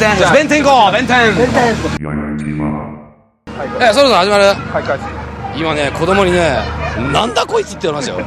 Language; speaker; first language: Japanese; native; Japanese